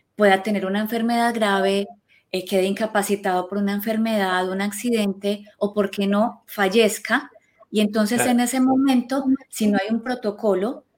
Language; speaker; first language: Spanish; native; Spanish